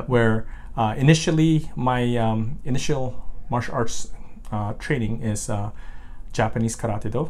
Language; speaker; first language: English; non-native, local second language; Filipino